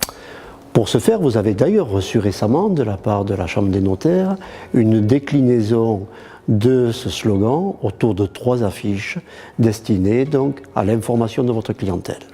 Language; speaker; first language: French; native; French